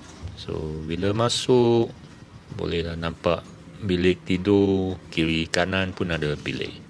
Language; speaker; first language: Malay; native; Malay